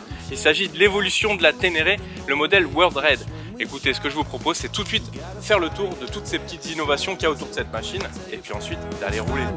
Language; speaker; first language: French; native; French